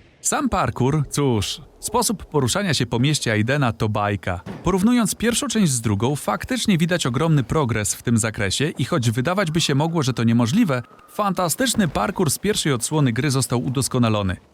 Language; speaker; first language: Polish; native; Polish